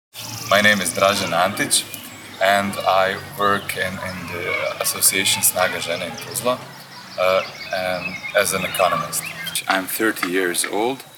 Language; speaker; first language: English; non-native, fluent; Croatian